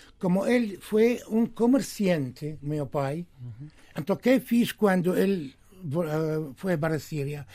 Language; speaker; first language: Portuguese; non-native, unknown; Arabic